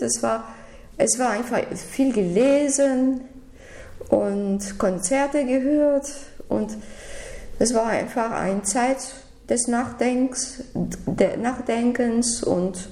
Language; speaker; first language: German; non-native, fluent; French